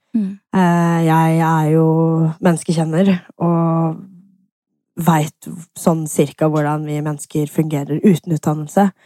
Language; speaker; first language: Norwegian; early bilingual, other home language; English